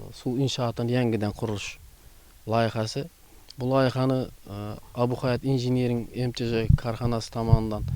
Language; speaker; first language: Uzbek; native; Uzbek